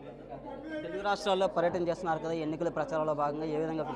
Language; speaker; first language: Telugu; native; Telugu